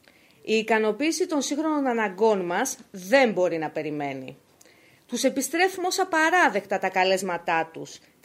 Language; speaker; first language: Greek; native; Greek